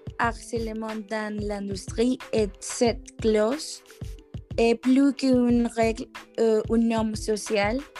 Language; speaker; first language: French; non-native, learner; Spanish